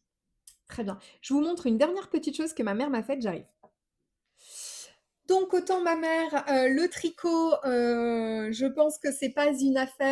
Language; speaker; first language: French; native; French